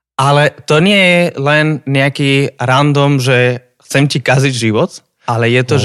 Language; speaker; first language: Slovak; native; Slovak